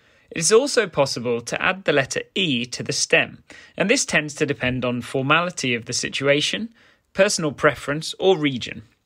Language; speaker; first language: English; native; English